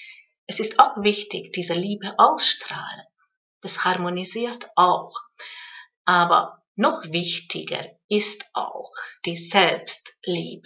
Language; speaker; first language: German; non-native, fluent; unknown